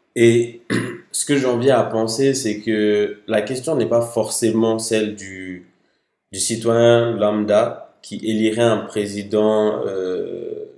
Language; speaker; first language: French; non-native, local second language; Bambara